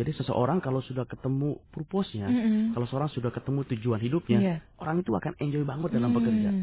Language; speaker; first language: Indonesian; native; Indonesian